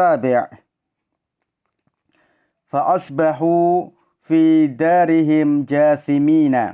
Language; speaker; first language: Arabic; non-native, fluent; Indonesian